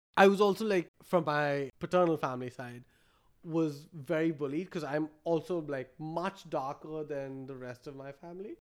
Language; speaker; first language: English; non-native, local second language; Malayalam